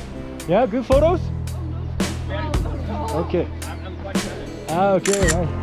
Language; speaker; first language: English; non-native, learner; Korean